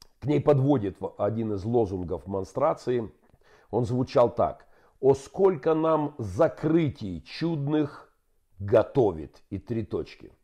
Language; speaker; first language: Russian; native; Russian